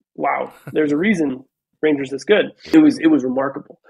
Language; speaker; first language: English; native; English